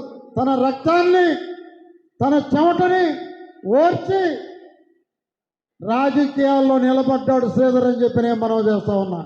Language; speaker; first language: Telugu; native; Telugu